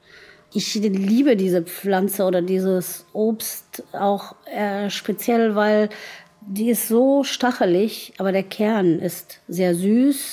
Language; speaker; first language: German; non-native, fluent; Arabic